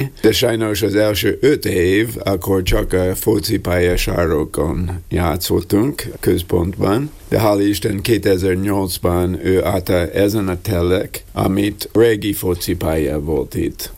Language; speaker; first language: Hungarian; non-native, learner; English